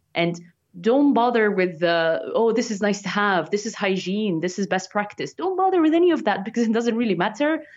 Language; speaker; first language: English; non-native, fluent; Arabic